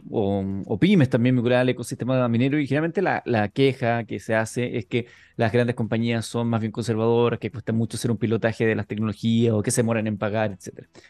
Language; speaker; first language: Spanish; native; Spanish